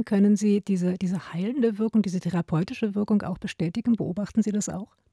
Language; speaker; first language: German; native; German